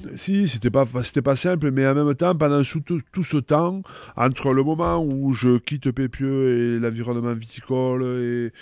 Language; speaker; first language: French; native; French